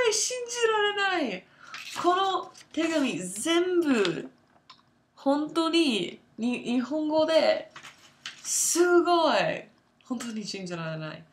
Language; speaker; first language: Japanese; non-native, learner; English